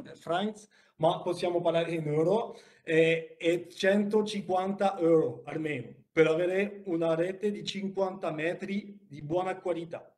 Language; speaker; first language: Italian; non-native, learner; French